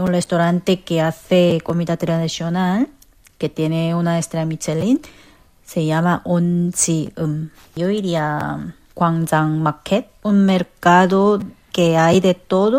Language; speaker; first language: Spanish; non-native, learner; Korean